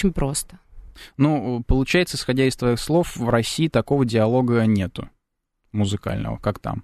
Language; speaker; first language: Russian; native; Russian